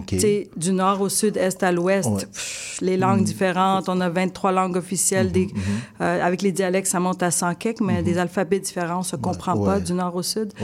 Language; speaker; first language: French; native; French